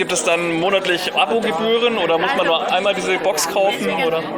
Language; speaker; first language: German; native; German